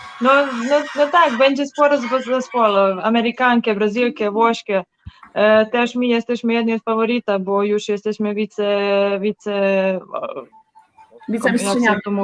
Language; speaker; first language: Polish; non-native, learner; Serbian